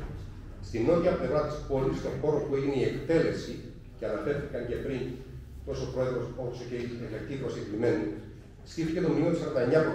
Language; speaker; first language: Greek; native; Greek